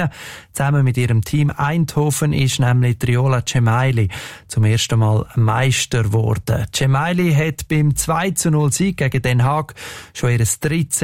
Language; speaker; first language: German; native; German